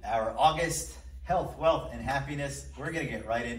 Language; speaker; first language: English; native; English